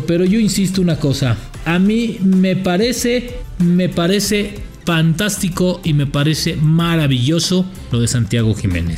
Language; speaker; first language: Spanish; native; Spanish